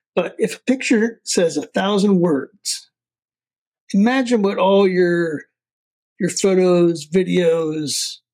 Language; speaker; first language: English; native; English